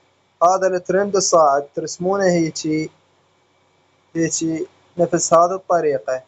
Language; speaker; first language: Arabic; native; Arabic